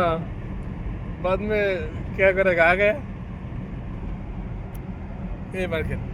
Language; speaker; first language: Hindi; non-native, learner; Bangla